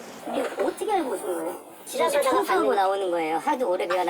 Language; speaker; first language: Korean; native; Korean